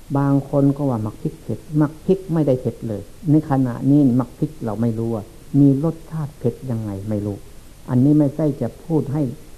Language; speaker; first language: Thai; non-native, local second language; Lao